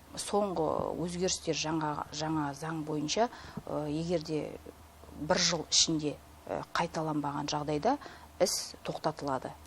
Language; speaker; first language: Kazakh; native; Kazakh